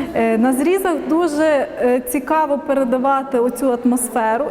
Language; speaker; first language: Ukrainian; native; Ukrainian